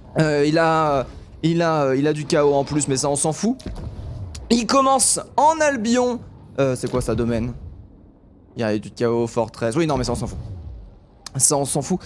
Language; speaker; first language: French; native; French